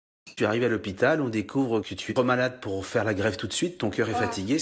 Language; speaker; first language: French; native; French